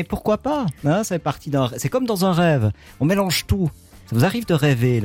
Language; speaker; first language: French; native; French